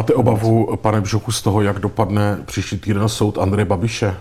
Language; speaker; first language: Czech; native; Czech